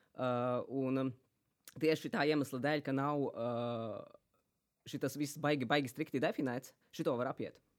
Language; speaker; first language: Latvian; native; Latvian